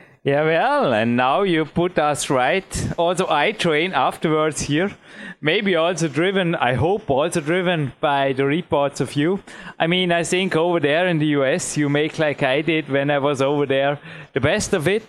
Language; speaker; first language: English; non-native, fluent; German